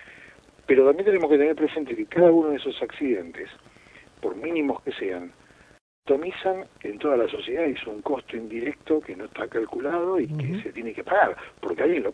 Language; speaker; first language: Spanish; native; Spanish